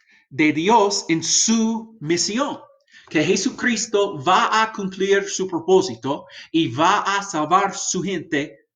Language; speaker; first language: Spanish; non-native, fluent; English